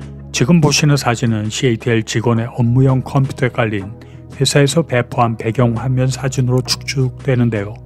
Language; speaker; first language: Korean; native; Korean